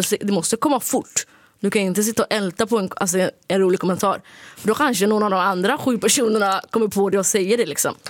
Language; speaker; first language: Swedish; early bilingual, other home language; Turkish